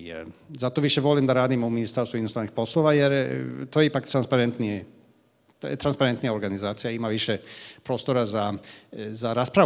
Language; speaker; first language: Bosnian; non-native, fluent; Swedish